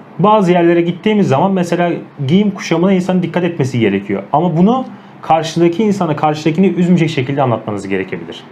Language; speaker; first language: Turkish; native; Turkish